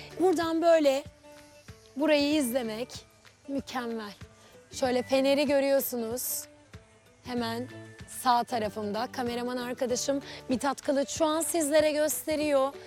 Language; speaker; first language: Turkish; native; Turkish